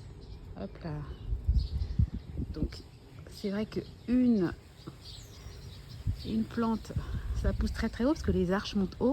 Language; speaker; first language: French; native; French